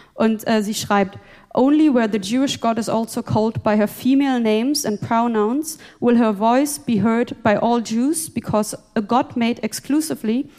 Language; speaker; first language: German; native; German